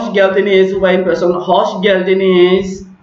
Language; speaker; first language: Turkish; non-native, learner; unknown